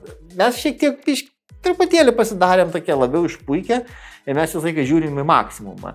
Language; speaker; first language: Lithuanian; native; Lithuanian